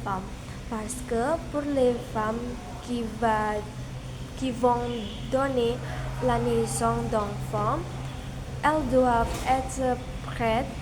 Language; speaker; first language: French; non-native, learner; Indonesian